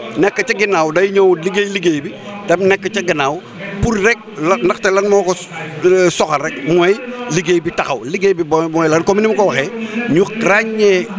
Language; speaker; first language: Wolof; non-native, local second language; Fula